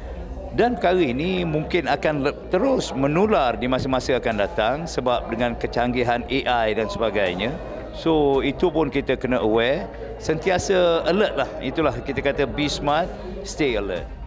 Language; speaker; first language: Malay; native; Malay